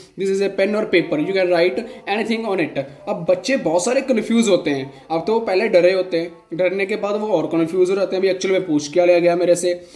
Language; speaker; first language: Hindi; non-native, local second language; Punjabi